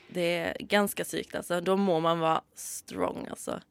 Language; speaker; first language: Norwegian; non-native, fluent; Swedish